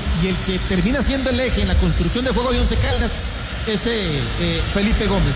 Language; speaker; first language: Spanish; native; Spanish